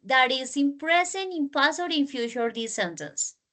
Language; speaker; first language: English; non-native, learner; Spanish